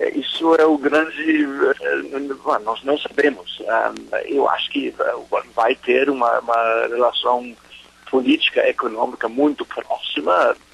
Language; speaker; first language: Portuguese; non-native, fluent; German